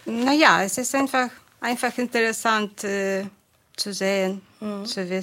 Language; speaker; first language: German; non-native, fluent; Ukrainian